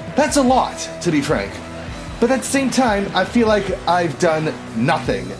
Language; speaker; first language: English; native; English